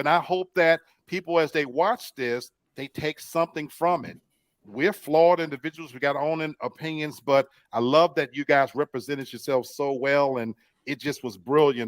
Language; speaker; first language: English; native; English